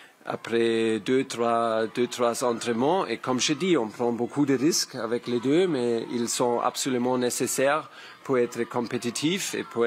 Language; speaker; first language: French; non-native, learner; German